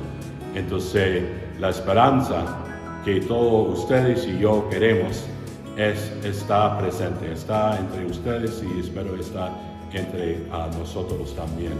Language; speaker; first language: Spanish; non-native, fluent; English